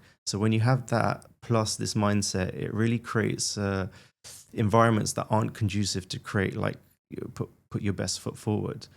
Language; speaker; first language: English; native; English